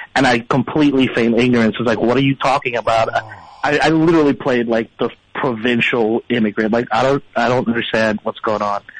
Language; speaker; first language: English; early bilingual, other home language; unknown